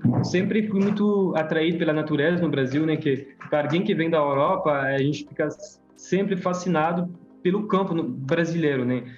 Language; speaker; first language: Portuguese; non-native, fluent; French